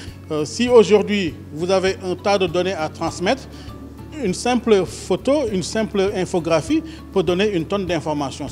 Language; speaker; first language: French; non-native, local second language; Wolof